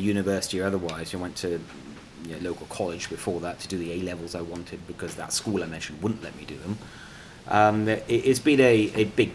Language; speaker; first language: English; non-native, local second language; Punjabi